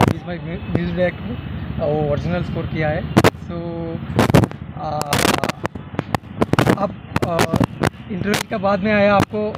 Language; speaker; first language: Hindi; non-native, local second language; Kannada